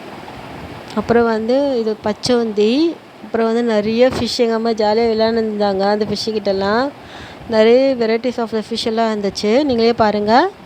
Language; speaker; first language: Tamil; native; Tamil